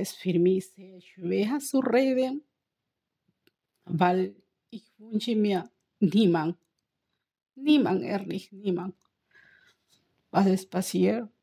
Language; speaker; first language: German; non-native, learner; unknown